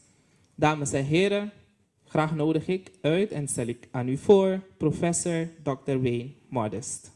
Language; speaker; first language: Dutch; native; Dutch